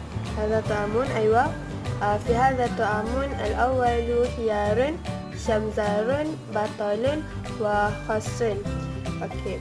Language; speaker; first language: Arabic; non-native, learner; Malay